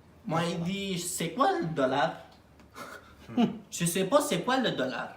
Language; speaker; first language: French; non-native, learner; Arabic